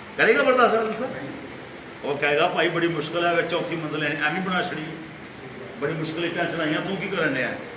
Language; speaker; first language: Urdu; non-native, local second language; Punjabi